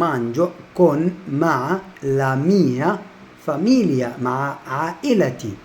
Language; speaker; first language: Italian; non-native, learner; Arabic